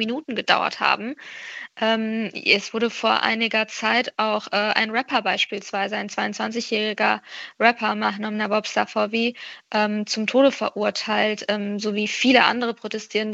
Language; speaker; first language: German; early bilingual, other home language; Persian